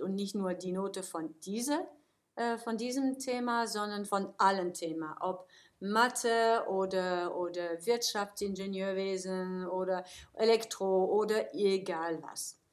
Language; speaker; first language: German; non-native, fluent; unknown